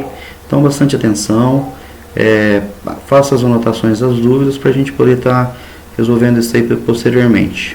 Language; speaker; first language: Portuguese; native; Portuguese